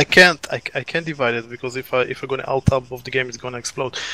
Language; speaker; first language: English; non-native, fluent; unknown